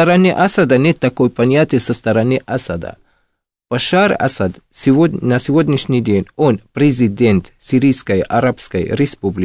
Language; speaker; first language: Russian; non-native, fluent; Arabic